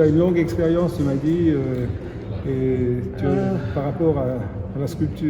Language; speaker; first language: French; native; French